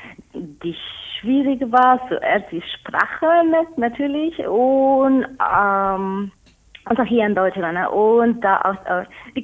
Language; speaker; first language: German; non-native, learner; Spanish